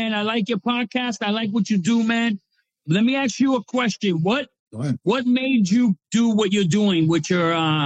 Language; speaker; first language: English; native; English